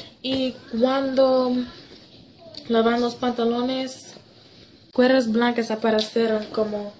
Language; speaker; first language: Spanish; non-native, learner; English